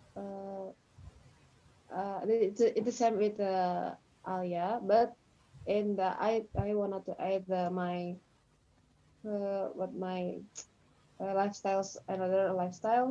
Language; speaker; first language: English; non-native, learner; Indonesian